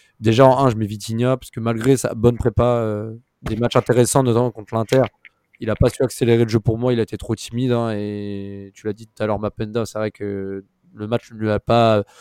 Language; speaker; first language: French; native; French